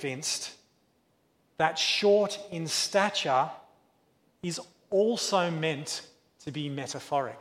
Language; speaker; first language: English; native; English